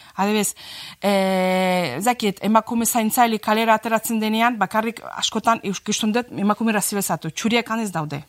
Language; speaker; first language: Basque; non-native, fluent; Azerbaijani